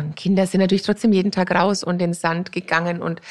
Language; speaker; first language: German; native; German